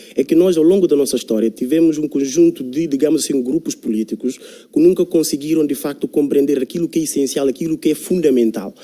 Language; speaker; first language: Portuguese; non-native, local second language; Upper Guinea Crioulo